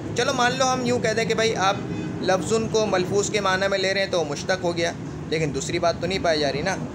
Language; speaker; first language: Urdu; native; Urdu